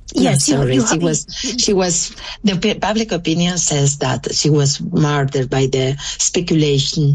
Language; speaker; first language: English; non-native, local second language; Spanish